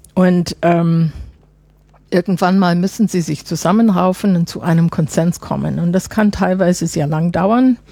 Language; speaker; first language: German; non-native, fluent; English